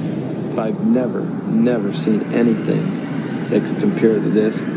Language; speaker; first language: English; native; English